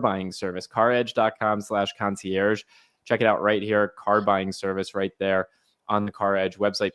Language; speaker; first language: English; native; English